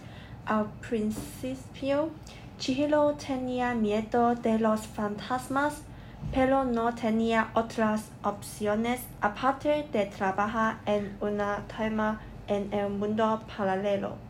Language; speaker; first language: Spanish; non-native, learner; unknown